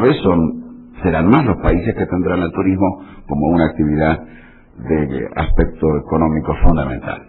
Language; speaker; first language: Spanish; native; Spanish